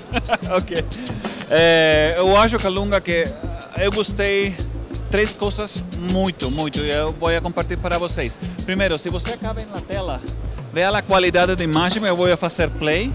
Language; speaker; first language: Portuguese; non-native, learner; Spanish